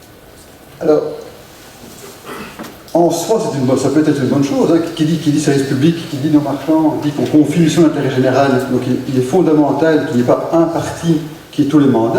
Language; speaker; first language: French; native; French